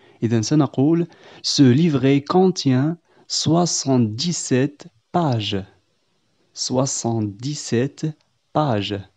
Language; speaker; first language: French; non-native, fluent; Arabic